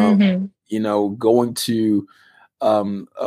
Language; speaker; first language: English; native; English